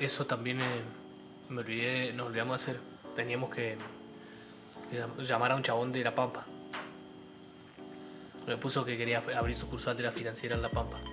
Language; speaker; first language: Spanish; native; Spanish